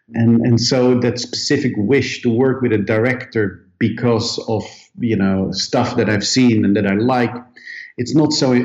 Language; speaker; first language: English; non-native, fluent; Dutch